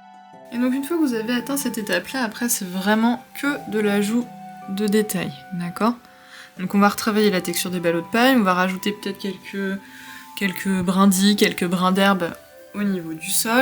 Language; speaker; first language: French; native; French